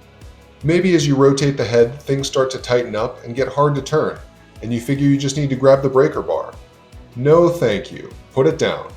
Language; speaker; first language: English; native; English